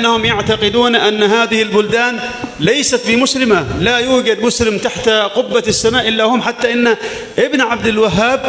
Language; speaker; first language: Arabic; native; Arabic